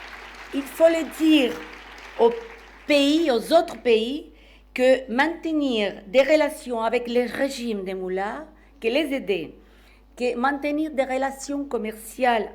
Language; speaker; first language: French; non-native, fluent; Spanish